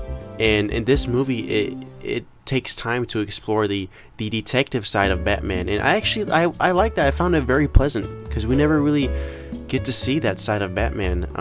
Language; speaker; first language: English; native; English